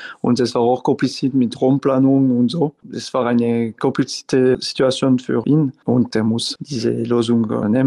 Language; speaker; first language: German; non-native, local second language; French